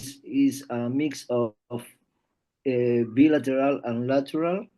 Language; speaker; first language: English; non-native, learner; Spanish